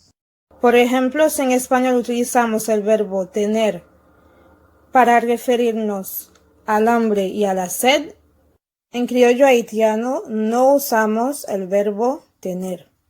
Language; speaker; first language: Spanish; non-native, fluent; Haitian Creole